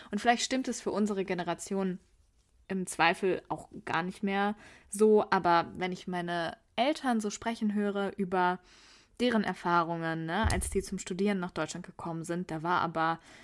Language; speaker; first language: German; early bilingual, other home language; Persian